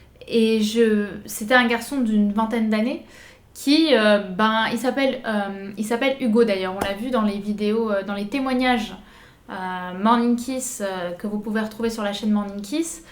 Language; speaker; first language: French; native; French